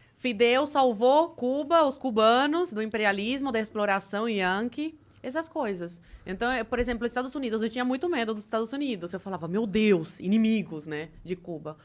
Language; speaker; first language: Portuguese; early bilingual, other home language; Spanish